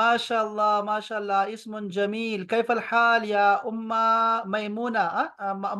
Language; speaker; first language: Arabic; non-native, fluent; Urdu